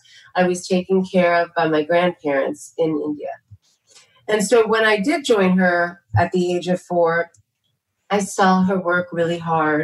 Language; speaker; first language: English; early bilingual, other home language; Tamil